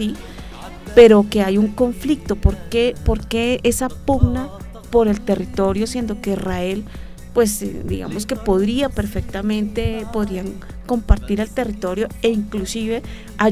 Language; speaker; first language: Spanish; native; Spanish